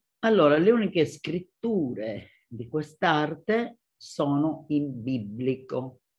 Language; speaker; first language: Italian; native; Italian